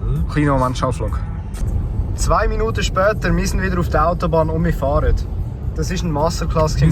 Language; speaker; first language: German; native; German